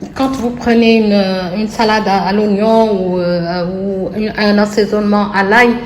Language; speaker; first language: French; non-native, local second language; Arabic